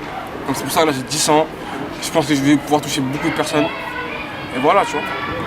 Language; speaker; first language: French; native; French